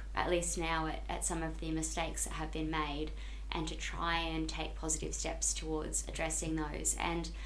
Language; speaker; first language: English; native; English